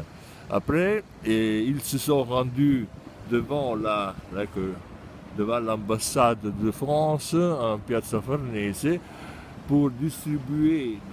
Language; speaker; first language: French; non-native, fluent; Italian